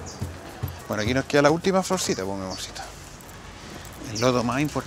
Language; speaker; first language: Spanish; native; Spanish